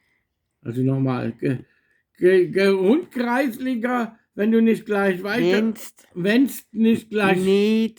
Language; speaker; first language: German; native; German